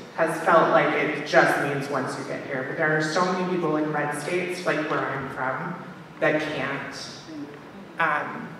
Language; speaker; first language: English; native; English